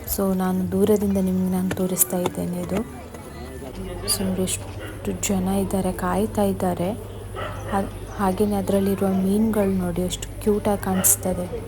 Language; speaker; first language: Kannada; non-native, local second language; Konkani